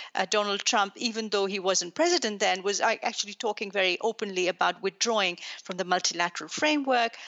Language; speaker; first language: English; non-native, local second language; Urdu